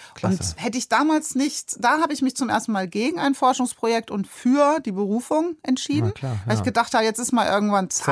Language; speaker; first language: German; native; German